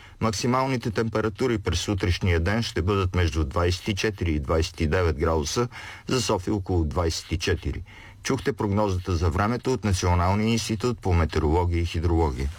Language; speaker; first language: Bulgarian; native; Bulgarian